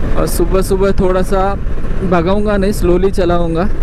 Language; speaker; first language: Hindi; non-native, local second language; Marathi